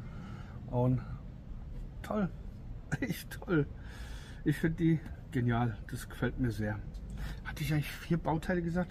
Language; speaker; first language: German; native; German